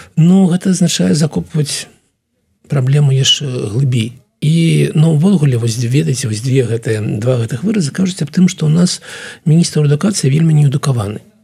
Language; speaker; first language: Belarusian; non-native, local second language; Russian